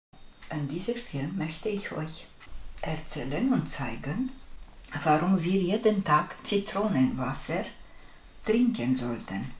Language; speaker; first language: German; non-native, fluent; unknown